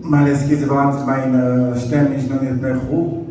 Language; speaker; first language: Dutch; non-native, learner; Lingala